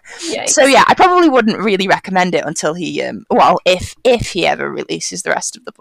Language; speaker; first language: English; native; English